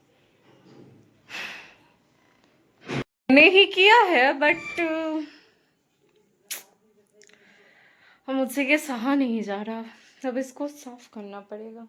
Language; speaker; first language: Hindi; non-native, local second language; Bangla